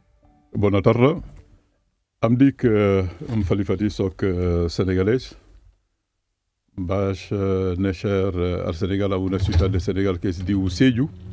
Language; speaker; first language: Catalan; non-native, fluent; Mandingo